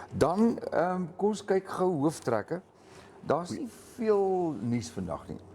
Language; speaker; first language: Afrikaans; native; Afrikaans